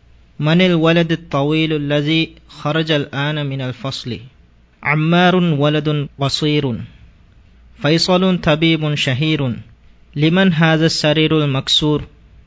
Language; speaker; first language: Arabic; non-native, learner; Divehi